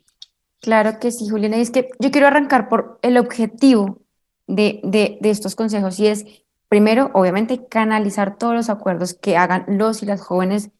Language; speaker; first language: Spanish; native; Spanish